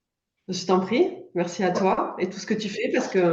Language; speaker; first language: French; native; French